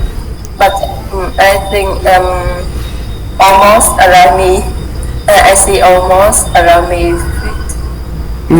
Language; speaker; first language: English; non-native, learner; Vietnamese